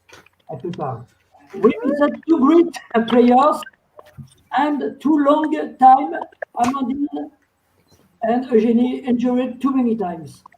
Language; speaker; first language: English; non-native, learner; French